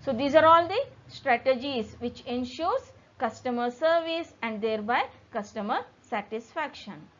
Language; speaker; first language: English; non-native, local second language; Kannada